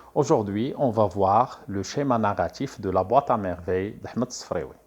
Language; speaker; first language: French; non-native, local second language; Arabic